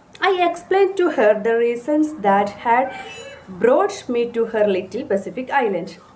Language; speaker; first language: English; non-native, local second language; Malayalam